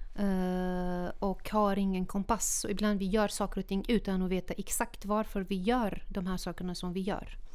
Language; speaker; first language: Swedish; non-native, fluent; Arabic